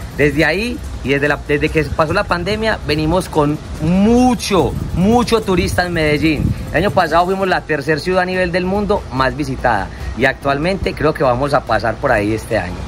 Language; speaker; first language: Spanish; native; Spanish